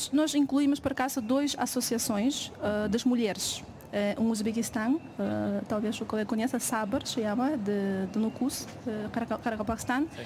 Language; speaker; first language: Portuguese; non-native, fluent; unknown